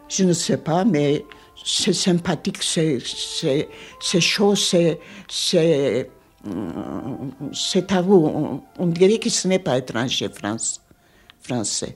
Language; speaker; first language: French; non-native, fluent; Armenian